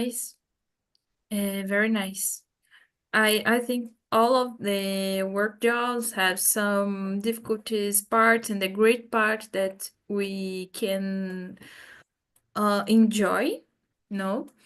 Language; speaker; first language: English; non-native, fluent; Portuguese